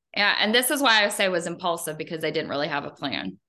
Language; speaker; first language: English; native; English